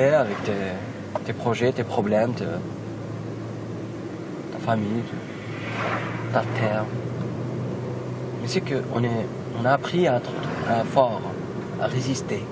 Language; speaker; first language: French; non-native, local second language; Kabyle